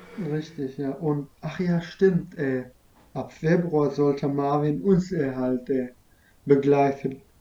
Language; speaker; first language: German; non-native, fluent; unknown